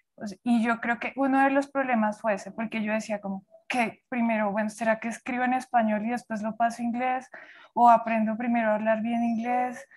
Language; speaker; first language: Spanish; native; Spanish